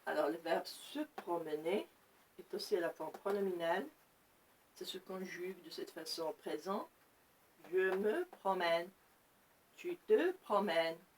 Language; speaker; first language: French; non-native, local second language; Arabic